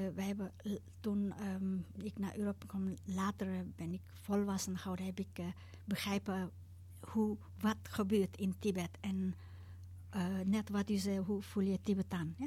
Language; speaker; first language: Dutch; non-native, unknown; Tibetan